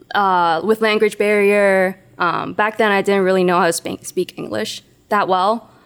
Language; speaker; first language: English; non-native, local second language; Cantonese